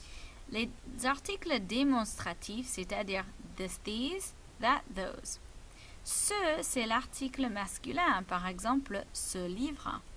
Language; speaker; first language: French; non-native, fluent; English